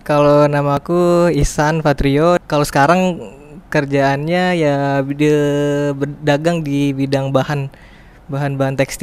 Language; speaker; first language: Indonesian; native; Indonesian